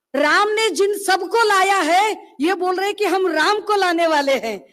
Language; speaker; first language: Hindi; non-native, local second language; Marathi